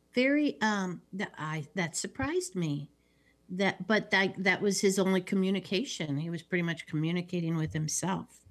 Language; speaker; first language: English; native; English